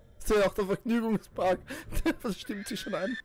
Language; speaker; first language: German; native; German